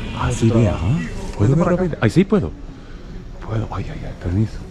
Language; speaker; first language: Spanish; non-native, learner; Japanese